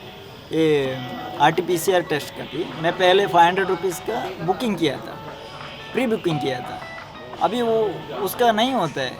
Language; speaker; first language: Hindi; non-native, local second language; Tulu